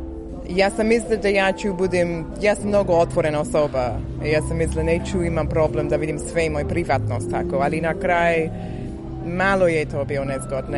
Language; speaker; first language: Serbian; non-native, learner; English